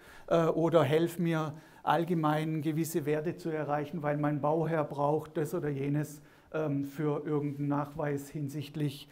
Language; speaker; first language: German; native; German